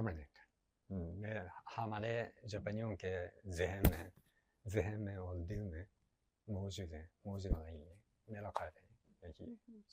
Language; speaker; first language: Hindi; non-native, learner; Japanese